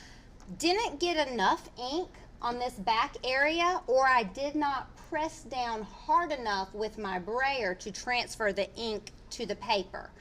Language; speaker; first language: English; native; English